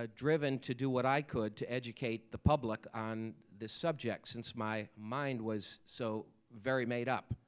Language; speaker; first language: English; native; English